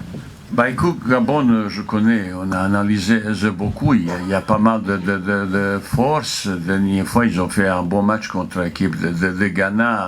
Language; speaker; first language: French; non-native, fluent; Bosnian